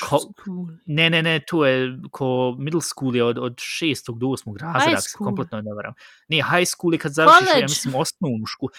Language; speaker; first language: Bosnian; early bilingual, heritage; Bosnian